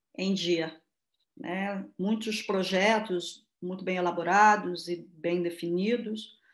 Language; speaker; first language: Portuguese; native; Portuguese